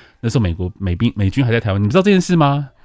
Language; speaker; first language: Chinese; native; Chinese